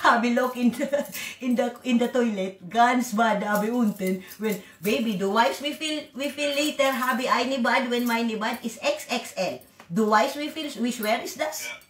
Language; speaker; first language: German; non-native, learner; Waray